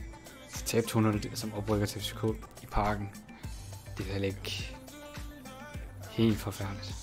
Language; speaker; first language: Danish; native; Danish